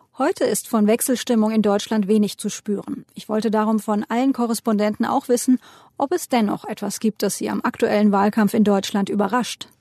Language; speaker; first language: German; early bilingual, other home language; Turkish